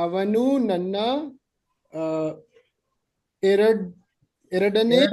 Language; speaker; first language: Kannada; non-native, learner; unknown